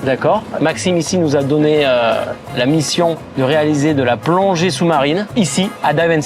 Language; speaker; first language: French; native; French